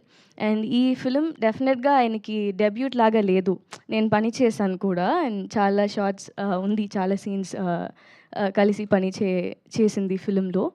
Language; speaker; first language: Telugu; non-native, learner; Tamil